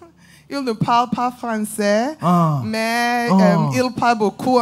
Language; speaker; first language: French; non-native, learner; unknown